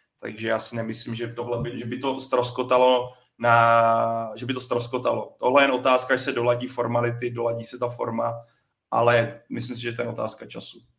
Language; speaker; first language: Czech; native; Czech